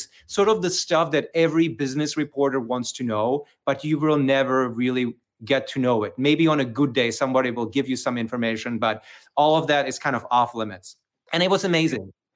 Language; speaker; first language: English; non-native, fluent; Czech